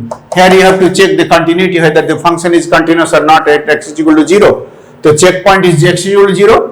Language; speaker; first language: English; non-native, local second language; Hindi